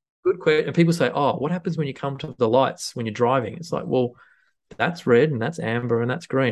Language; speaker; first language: English; native; English